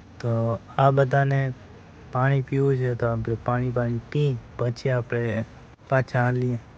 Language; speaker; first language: Gujarati; non-native, local second language; Kachhi